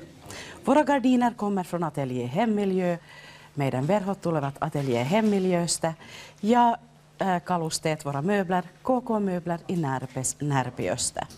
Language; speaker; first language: Swedish; native; Swedish